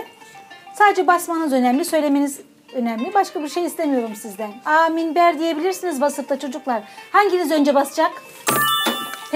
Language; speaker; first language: Turkish; native; Turkish